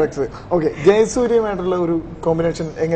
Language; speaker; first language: Malayalam; native; Malayalam